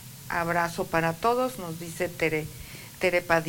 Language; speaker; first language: Spanish; native; Spanish